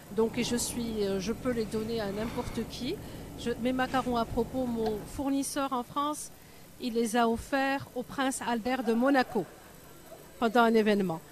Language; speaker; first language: French; non-native, local second language; Arabic